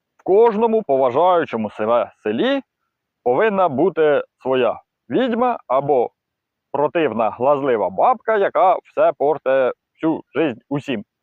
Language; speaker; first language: Ukrainian; non-native, local second language; Russian